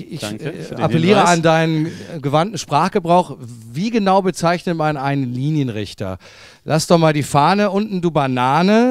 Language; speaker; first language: German; native; German